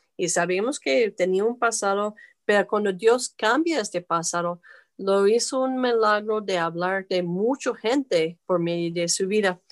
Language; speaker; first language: Spanish; non-native, fluent; English